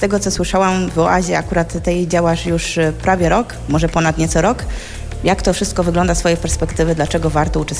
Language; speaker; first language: Polish; native; Polish